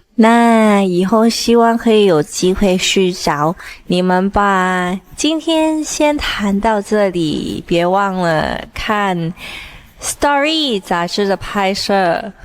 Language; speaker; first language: Chinese; non-native, fluent; Thai